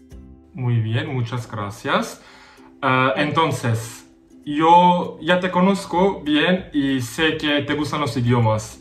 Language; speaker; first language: Spanish; non-native, fluent; Turkish